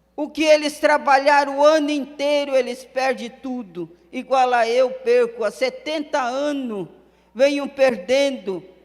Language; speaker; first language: Portuguese; non-native, local second language; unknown